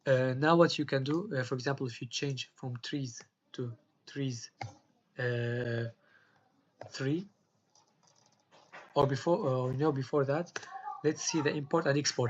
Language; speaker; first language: English; non-native, fluent; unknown